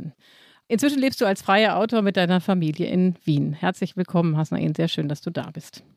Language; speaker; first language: German; native; German